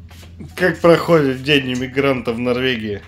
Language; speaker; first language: Russian; native; Russian